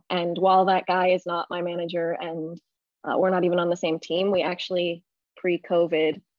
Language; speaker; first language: English; native; English